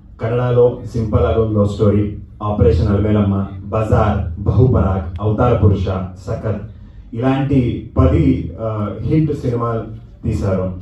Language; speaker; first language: Telugu; non-native, learner; Kannada